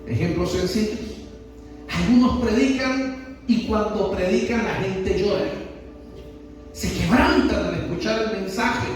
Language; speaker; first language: Spanish; native; Spanish